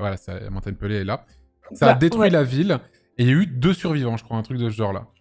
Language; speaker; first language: French; native; French